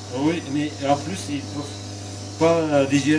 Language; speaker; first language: French; non-native, fluent; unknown